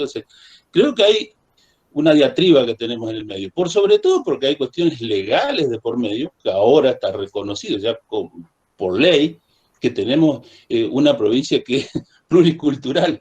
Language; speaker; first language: Spanish; native; Spanish